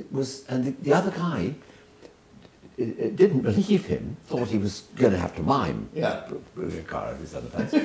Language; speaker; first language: English; native; English